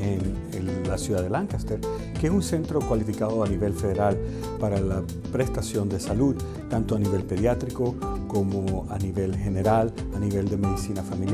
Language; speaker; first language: Spanish; native; Spanish